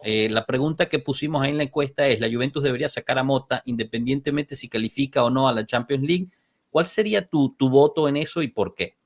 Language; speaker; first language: Spanish; native; Spanish